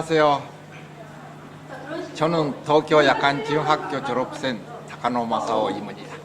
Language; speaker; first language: Korean; non-native, learner; Japanese